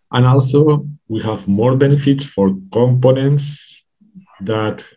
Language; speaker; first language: English; non-native, fluent; Spanish